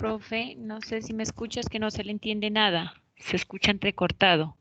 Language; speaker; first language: Spanish; native; Spanish